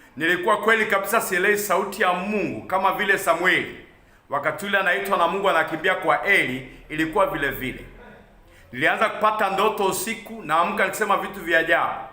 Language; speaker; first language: Swahili; non-native, local second language; Kikuyu